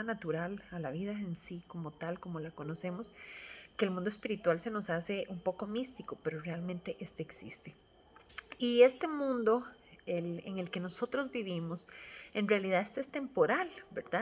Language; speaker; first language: Spanish; native; Spanish